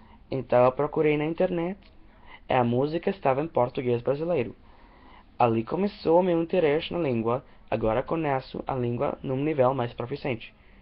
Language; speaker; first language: Spanish; early bilingual, heritage; Spanish